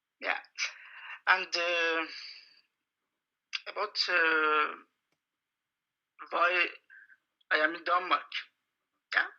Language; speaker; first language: English; non-native, fluent; Persian